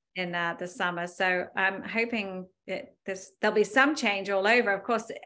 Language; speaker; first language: English; native; English